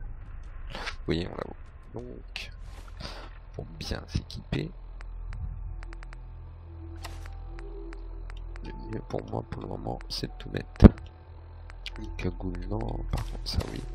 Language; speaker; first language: French; native; French